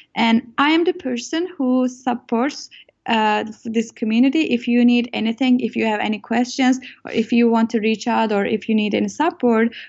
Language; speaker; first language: English; non-native, fluent; Turkish